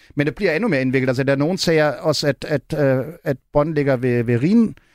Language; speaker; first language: Danish; non-native, fluent; German